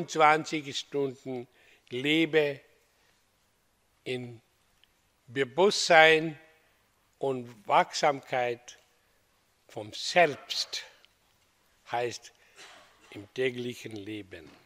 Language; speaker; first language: German; non-native, fluent; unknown